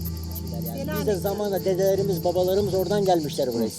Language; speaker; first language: Turkish; native; Turkish